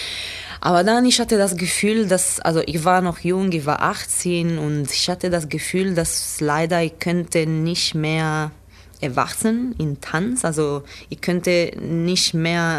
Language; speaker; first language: German; non-native, learner; Italian